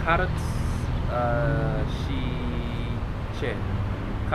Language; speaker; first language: Romanian; non-native, learner; English